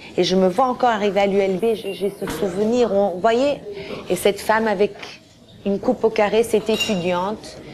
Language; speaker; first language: French; early bilingual, other home language; Portuguese